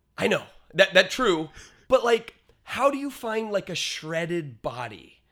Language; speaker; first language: English; native; English